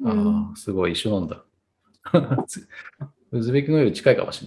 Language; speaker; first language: Japanese; non-native, fluent; Tatar